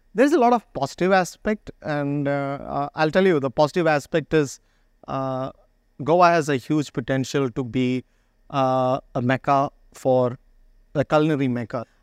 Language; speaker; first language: English; non-native, local second language; Malayalam